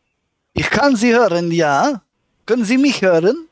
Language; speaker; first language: German; native; German